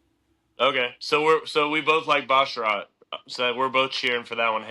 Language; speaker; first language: English; native; English